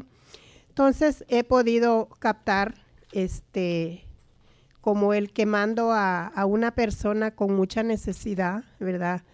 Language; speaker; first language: Spanish; native; Spanish